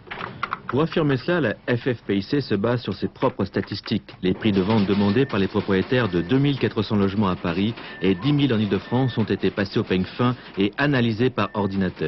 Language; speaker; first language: French; native; French